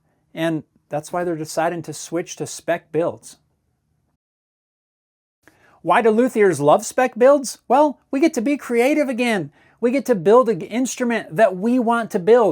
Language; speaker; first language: English; native; English